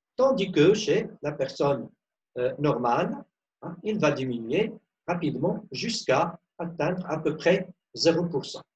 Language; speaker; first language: French; non-native, local second language; Arabic